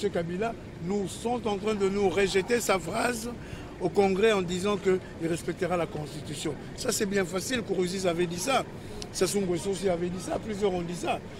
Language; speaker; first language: French; non-native, local second language; Kongo